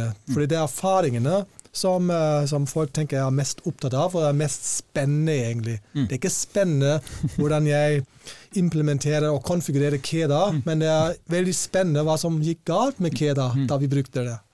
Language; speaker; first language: Norwegian; non-native, fluent; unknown